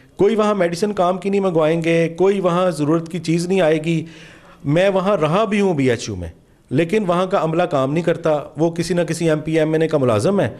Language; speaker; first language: Urdu; non-native, local second language; Punjabi